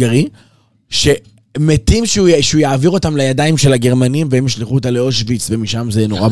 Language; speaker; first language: Hebrew; native; Hebrew